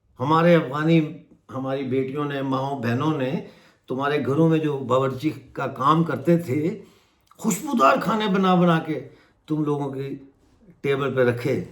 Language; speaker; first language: Urdu; non-native, local second language; Punjabi